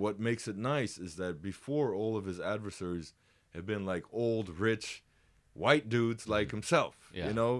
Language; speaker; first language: English; native; English